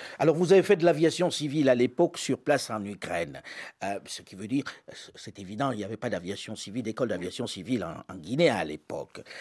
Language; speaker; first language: French; native; French